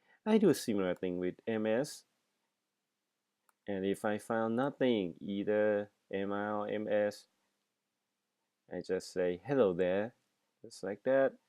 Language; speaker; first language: English; non-native, fluent; Thai